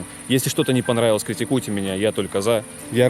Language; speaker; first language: Russian; native; Russian